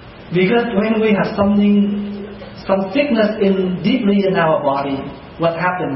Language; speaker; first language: English; non-native, fluent; Vietnamese